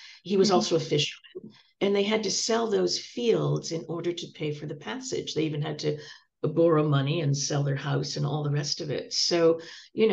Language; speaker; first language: English; native; English